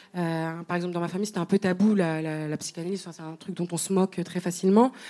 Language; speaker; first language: French; non-native, local second language; Arabic